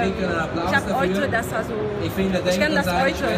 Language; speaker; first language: German; non-native, learner; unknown